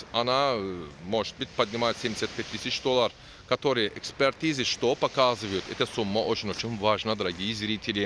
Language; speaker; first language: Russian; non-native, learner; Turkish